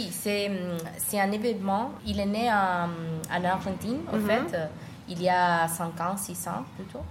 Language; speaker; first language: French; non-native, learner; Spanish